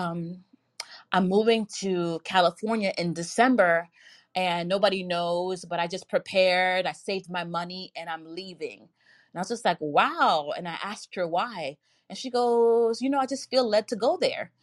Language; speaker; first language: English; native; English